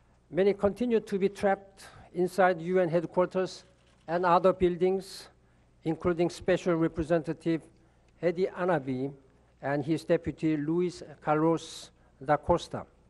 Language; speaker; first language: English; non-native, fluent; Korean